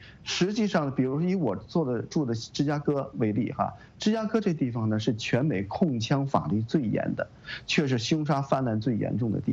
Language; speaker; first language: Chinese; native; Chinese